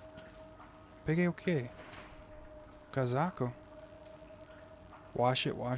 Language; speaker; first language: Portuguese; non-native, fluent; English